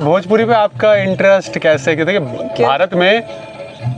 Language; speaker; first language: Hindi; native; Hindi